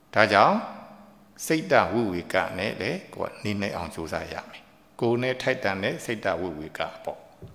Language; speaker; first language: Burmese; native; Burmese